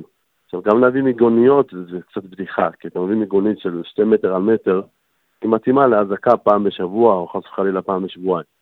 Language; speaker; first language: Hebrew; native; Hebrew